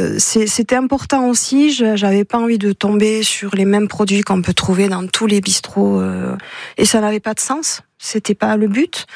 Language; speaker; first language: French; non-native, local second language; Basque